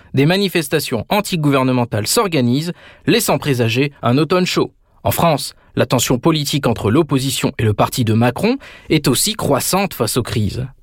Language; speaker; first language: French; native; French